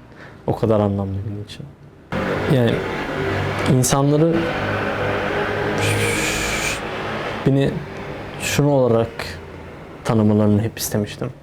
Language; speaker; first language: Turkish; early bilingual, other home language; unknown